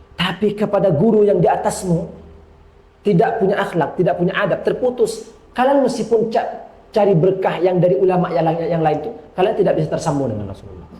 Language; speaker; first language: Indonesian; non-native, local second language; Madurese